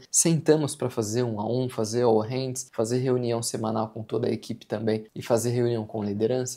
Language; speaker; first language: Portuguese; native; Portuguese